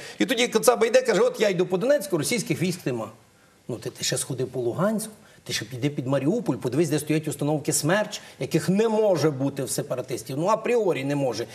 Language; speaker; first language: Ukrainian; native; Ukrainian